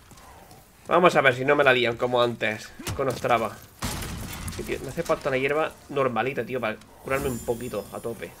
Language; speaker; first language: Spanish; native; Spanish